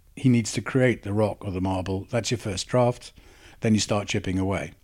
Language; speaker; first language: English; native; English